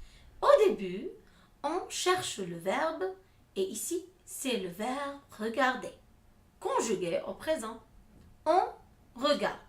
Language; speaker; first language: French; non-native, fluent; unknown